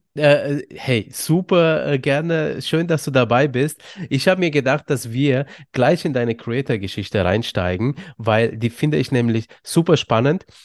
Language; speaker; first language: German; native; German